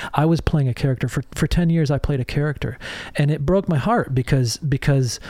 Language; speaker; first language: English; native; English